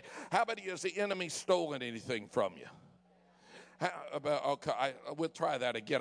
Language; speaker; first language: English; native; English